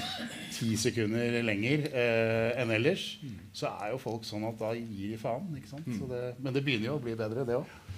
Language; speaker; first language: Norwegian; native; Norwegian